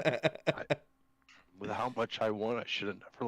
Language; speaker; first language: English; native; English